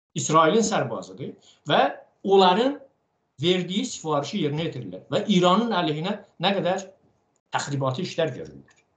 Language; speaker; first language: Azerbaijani; non-native, local second language; Talysh